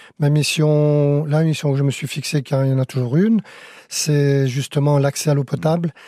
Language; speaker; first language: French; native; French